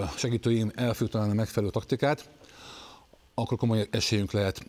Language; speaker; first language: Hungarian; native; Hungarian